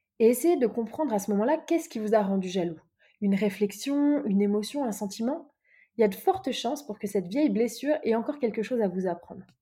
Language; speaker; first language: French; native; French